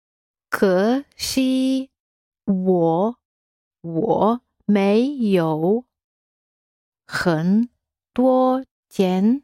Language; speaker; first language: Chinese; non-native, learner; English